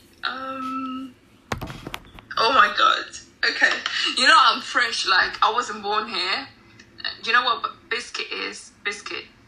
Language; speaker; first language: English; non-native, fluent; Spanish